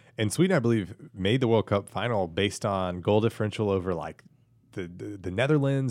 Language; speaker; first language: English; native; English